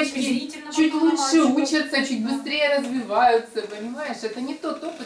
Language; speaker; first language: Russian; native; Russian